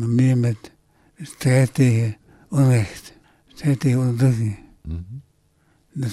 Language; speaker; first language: Dutch; early bilingual, other home language; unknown